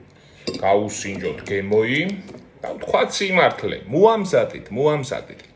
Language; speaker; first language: Georgian; native; Georgian